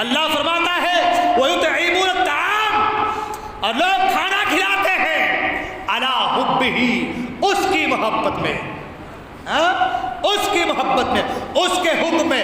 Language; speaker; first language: Urdu; native; Urdu